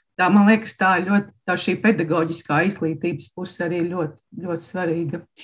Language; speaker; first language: Latvian; native; Latvian